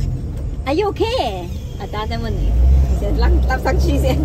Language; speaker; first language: Chinese; native; Chinese